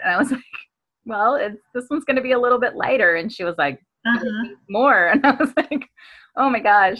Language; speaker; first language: English; native; English